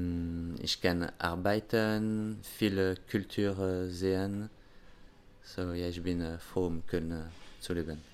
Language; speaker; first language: German; non-native, learner; French